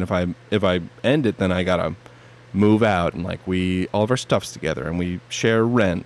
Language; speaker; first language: English; native; English